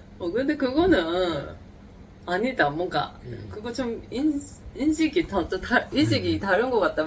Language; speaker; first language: Korean; non-native, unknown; Japanese